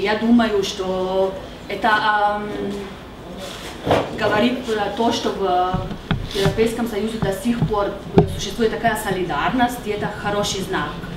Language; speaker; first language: Russian; non-native, fluent; Slovenian